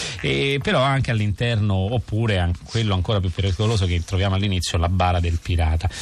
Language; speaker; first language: Italian; native; Italian